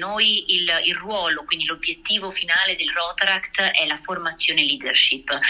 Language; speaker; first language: Italian; early bilingual, other home language; Albanian